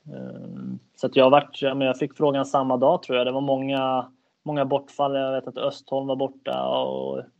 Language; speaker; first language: Swedish; native; Swedish